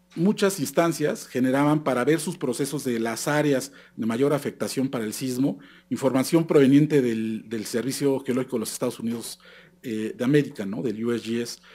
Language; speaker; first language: Spanish; native; Spanish